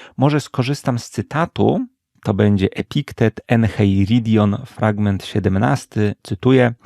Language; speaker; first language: Polish; native; Polish